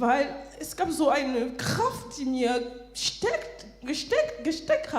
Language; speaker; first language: German; non-native, fluent; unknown